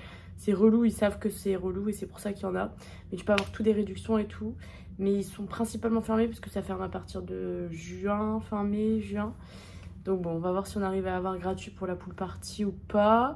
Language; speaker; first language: French; native; French